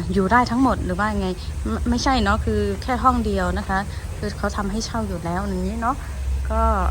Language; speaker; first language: Thai; non-native, local second language; Shan